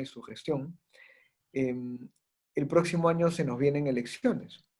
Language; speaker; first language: Spanish; native; Spanish